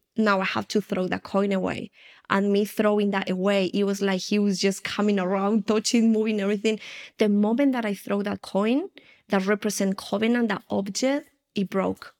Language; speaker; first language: English; non-native, fluent; Spanish